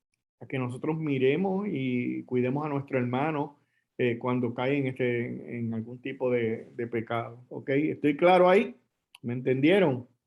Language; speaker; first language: Spanish; native; Spanish